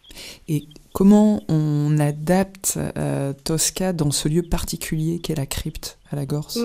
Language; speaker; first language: French; native; French